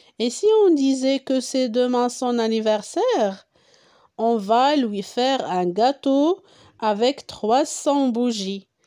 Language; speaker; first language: French; non-native, local second language; Arabic